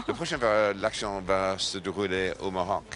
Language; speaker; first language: French; non-native, fluent; English